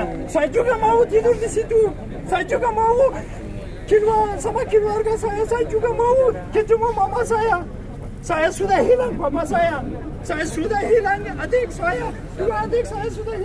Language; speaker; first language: Indonesian; non-native, learner; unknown